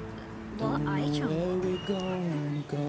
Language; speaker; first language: Chinese; non-native, learner; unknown